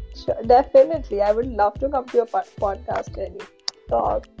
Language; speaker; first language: English; non-native, local second language; Hindi